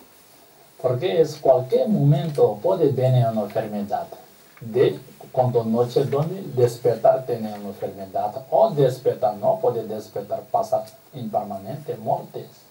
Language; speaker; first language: Spanish; non-native, learner; Tibetan